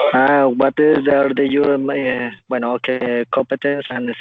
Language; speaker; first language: English; non-native, learner; Spanish